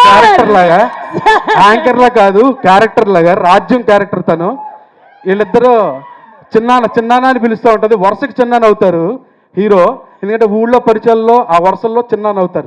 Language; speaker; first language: Telugu; native; Telugu